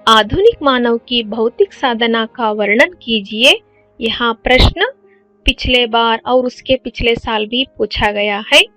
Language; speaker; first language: Hindi; non-native, local second language; Kannada